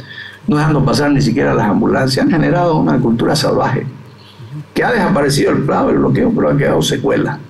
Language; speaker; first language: Spanish; native; Spanish